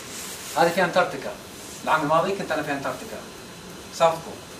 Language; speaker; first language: Arabic; native; Arabic